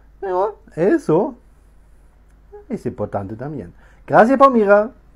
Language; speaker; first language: Spanish; non-native, learner; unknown